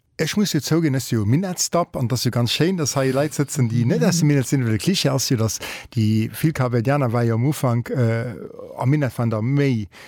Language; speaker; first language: Luxembourgish; native; Luxembourgish